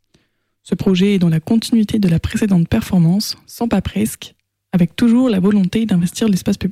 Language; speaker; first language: French; native; French